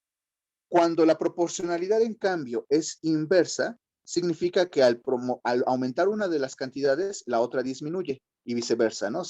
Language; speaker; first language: Spanish; native; Spanish